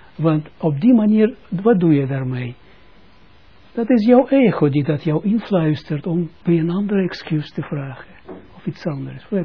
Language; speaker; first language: Dutch; non-native, fluent; Russian